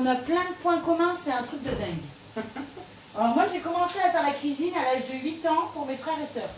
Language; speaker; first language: French; native; French